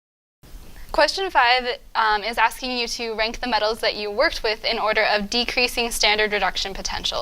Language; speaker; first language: English; native; English